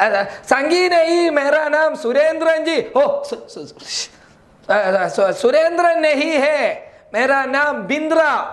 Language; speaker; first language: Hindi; non-native, local second language; Malayalam